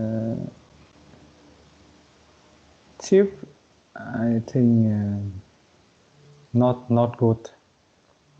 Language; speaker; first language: English; non-native, learner; Vietnamese